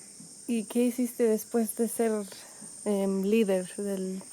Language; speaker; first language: Spanish; non-native, fluent; English